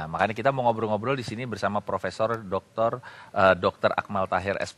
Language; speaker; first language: Indonesian; native; Indonesian